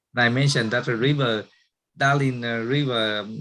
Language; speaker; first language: English; non-native, learner; Vietnamese